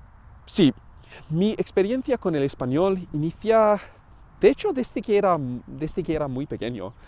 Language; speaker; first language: Spanish; non-native, fluent; English